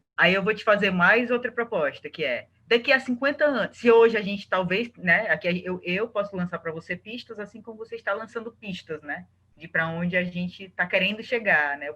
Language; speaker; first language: Portuguese; native; Portuguese